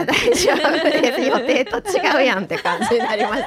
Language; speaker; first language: Japanese; native; Japanese